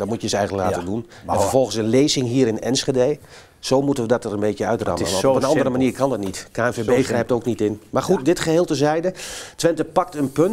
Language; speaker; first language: Dutch; native; Dutch